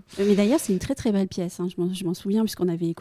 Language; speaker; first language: French; native; French